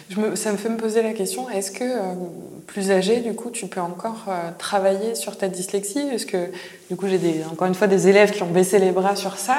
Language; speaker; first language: French; native; French